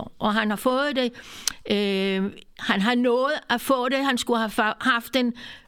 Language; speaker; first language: Danish; non-native, fluent; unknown